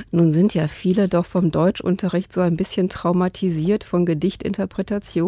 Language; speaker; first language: German; native; German